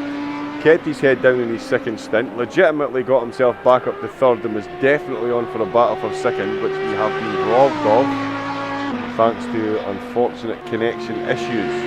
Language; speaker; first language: English; native; English